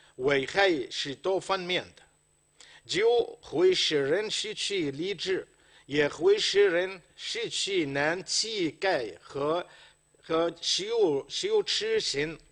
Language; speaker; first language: Chinese; non-native, fluent; Arabic